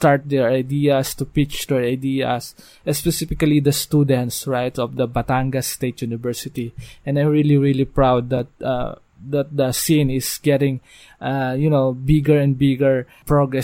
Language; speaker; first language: English; non-native, local second language; Filipino